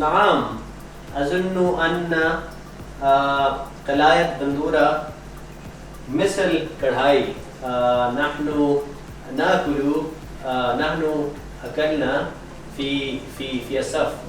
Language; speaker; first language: Arabic; non-native, learner; Urdu